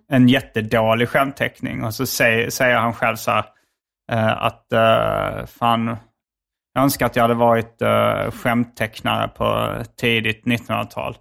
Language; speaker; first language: Swedish; native; Swedish